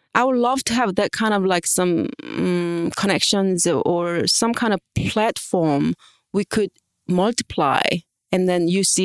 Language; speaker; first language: English; non-native, fluent; Korean